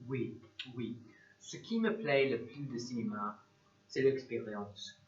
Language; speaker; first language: French; non-native, learner; English